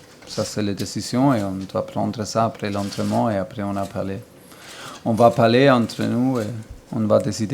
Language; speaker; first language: French; non-native, learner; German